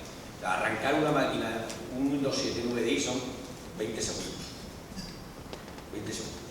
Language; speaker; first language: Spanish; native; Spanish